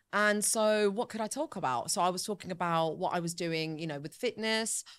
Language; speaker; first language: English; early bilingual, other home language; Italian